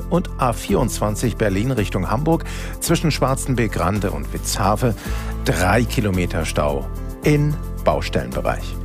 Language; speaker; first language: German; native; German